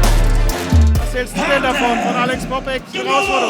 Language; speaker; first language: German; native; German